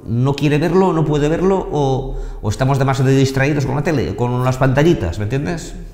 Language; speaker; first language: Spanish; non-native, local second language; Catalan